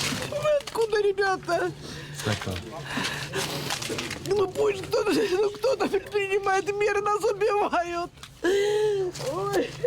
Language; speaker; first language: Russian; native; Russian